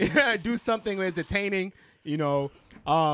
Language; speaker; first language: English; non-native, local second language; Yoruba